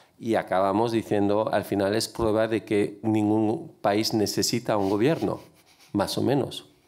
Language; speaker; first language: Spanish; non-native, fluent; French